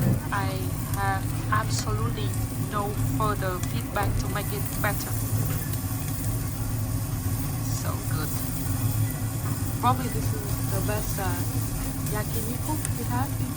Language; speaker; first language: English; non-native, fluent; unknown